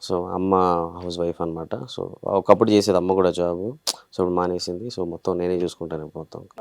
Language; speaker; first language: Telugu; native; Telugu